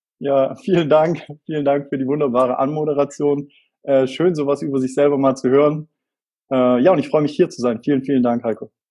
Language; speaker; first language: German; native; German